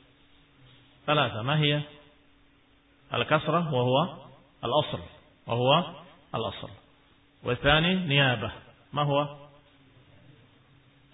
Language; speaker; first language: Arabic; non-native, fluent; Indonesian